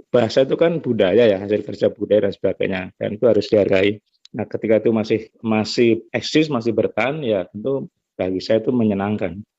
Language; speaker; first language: Indonesian; native; Indonesian